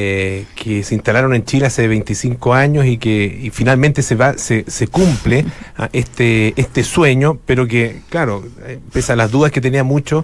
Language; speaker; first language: Spanish; native; Spanish